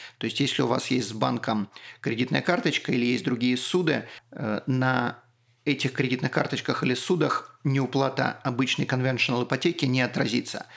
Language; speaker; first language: Russian; native; Russian